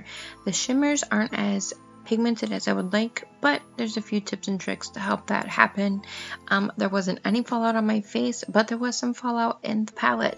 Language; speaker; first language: English; native; English